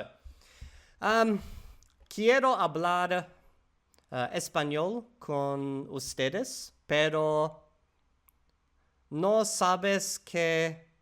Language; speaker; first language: Spanish; non-native, learner; English